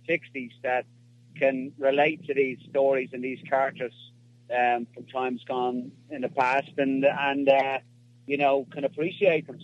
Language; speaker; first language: English; native; English